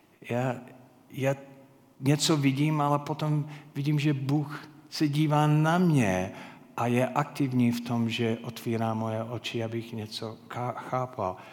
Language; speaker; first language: Czech; non-native, fluent; English